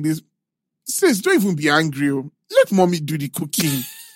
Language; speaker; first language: English; non-native, local second language; Yoruba